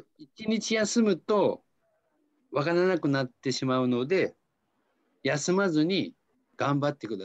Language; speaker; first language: Japanese; non-native, fluent; Filipino